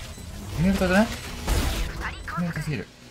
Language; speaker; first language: Japanese; native; Japanese